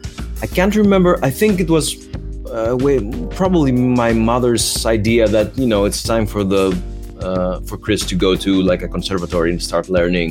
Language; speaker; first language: English; non-native, fluent; Greek